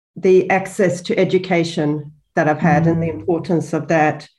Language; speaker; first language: English; non-native, fluent; Swedish